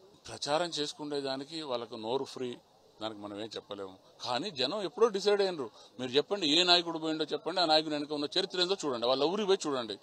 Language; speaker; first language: Telugu; native; Telugu